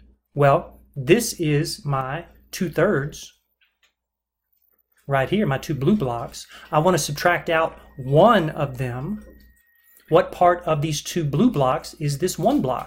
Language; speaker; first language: English; native; English